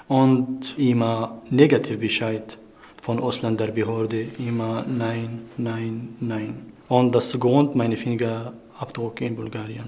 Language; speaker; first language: German; non-native, learner; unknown